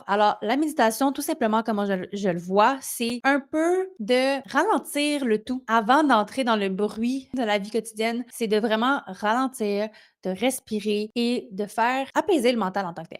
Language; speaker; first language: French; native; French